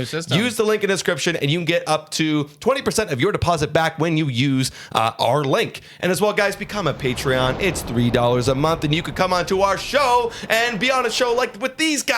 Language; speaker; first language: English; native; English